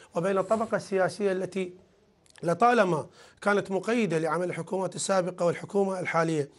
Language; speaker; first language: Arabic; native; Arabic